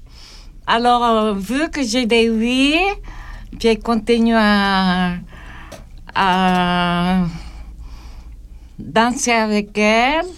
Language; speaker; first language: French; non-native, learner; Filipino